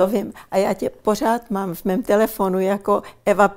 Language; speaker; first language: Czech; early bilingual, heritage; Czech